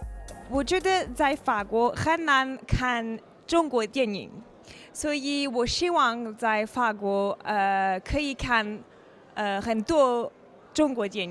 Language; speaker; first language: Chinese; non-native, learner; French